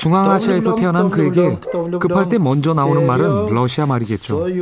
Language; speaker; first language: Korean; native; Korean